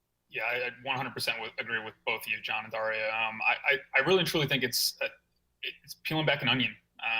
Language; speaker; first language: English; native; English